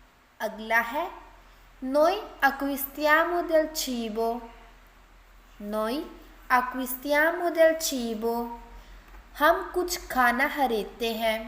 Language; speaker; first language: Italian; non-native, fluent; Urdu